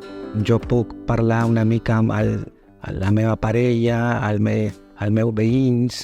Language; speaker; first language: Catalan; non-native, learner; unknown